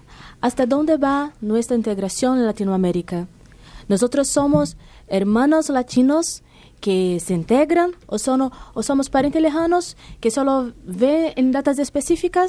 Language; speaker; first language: Spanish; non-native, fluent; Portuguese